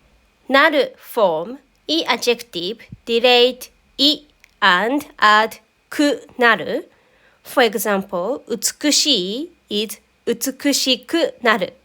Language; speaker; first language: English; non-native, fluent; Japanese